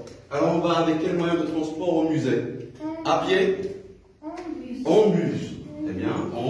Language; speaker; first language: French; non-native, local second language; Arabic